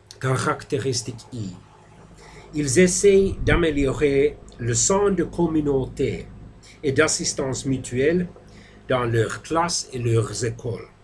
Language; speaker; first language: French; non-native, fluent; Finnish